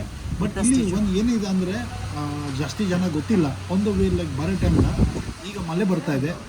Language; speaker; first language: Kannada; non-native, local second language; Tibetan